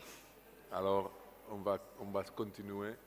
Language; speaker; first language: French; non-native, fluent; Spanish